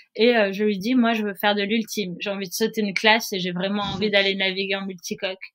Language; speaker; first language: French; native; French